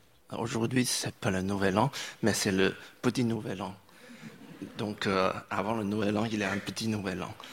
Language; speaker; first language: French; non-native, fluent; Chinese